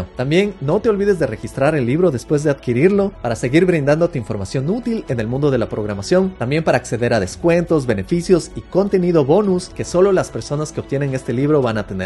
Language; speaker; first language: Spanish; native; Spanish